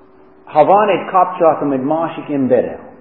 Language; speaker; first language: Hungarian; non-native, fluent; English